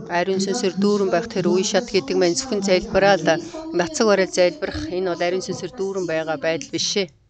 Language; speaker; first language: Mongolian; non-native, fluent; Korean